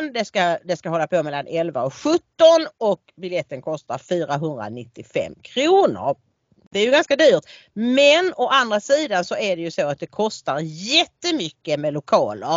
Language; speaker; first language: Swedish; native; Swedish